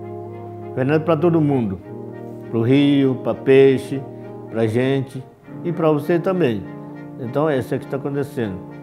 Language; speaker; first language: Portuguese; non-native, local second language; Yanomámi